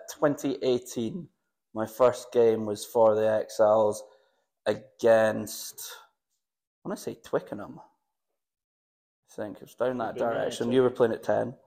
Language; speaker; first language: English; native; English